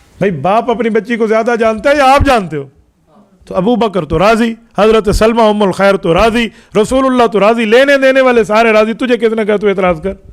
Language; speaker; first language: Urdu; non-native, local second language; Punjabi